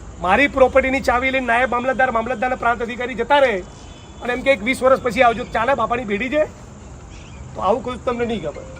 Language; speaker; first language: Gujarati; native; Gujarati